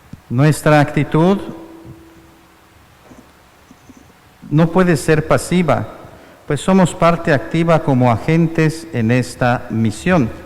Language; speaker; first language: Spanish; native; Spanish